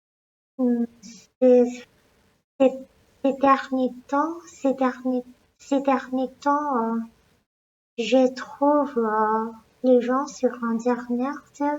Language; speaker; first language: French; non-native, learner; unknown